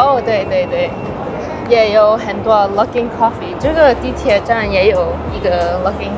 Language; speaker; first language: Chinese; non-native, learner; English